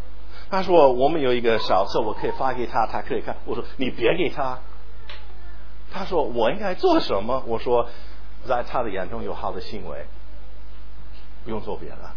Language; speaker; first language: Chinese; non-native, fluent; English